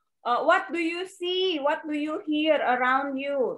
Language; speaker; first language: English; non-native, fluent; Indonesian